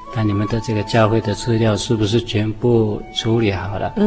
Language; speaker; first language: Chinese; non-native, local second language; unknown